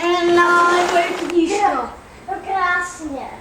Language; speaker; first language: Czech; early bilingual, heritage; Czech